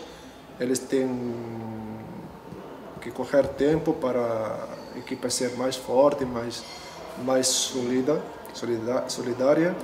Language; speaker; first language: Portuguese; non-native, learner; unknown